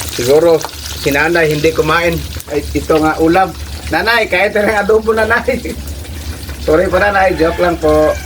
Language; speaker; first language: Filipino; non-native, local second language; Cebuano